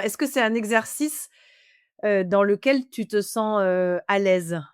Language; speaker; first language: French; native; French